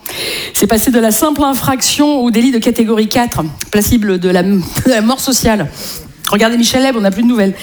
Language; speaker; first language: French; native; French